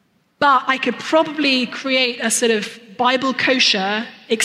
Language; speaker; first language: English; native; English